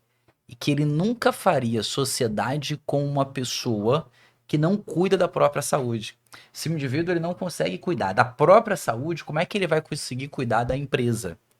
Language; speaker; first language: Portuguese; native; Portuguese